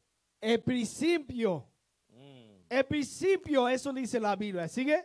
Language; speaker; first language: Spanish; non-native, learner; English